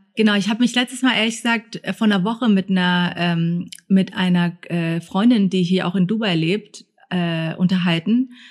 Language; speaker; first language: German; early bilingual, other home language; Thai